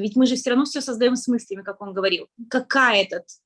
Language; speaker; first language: Russian; native; Russian